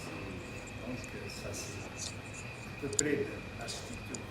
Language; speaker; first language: French; non-native, local second language; Arabic